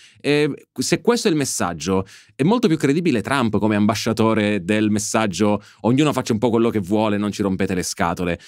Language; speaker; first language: Italian; native; Italian